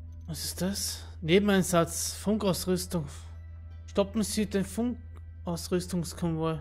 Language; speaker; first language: German; native; German